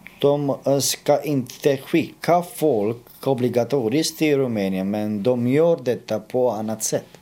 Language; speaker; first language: Swedish; non-native, fluent; Romanian